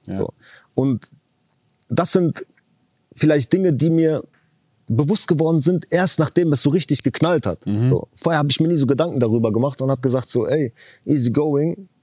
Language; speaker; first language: German; early bilingual, other home language; Chechen